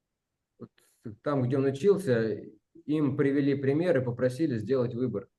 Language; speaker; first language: Russian; native; Russian